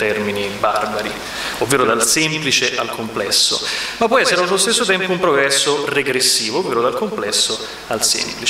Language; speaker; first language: Italian; native; Italian